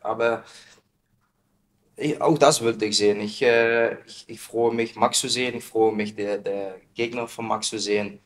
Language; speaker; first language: German; non-native, learner; Dutch